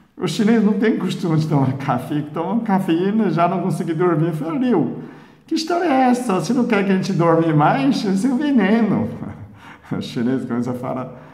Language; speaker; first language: Portuguese; non-native, fluent; Chinese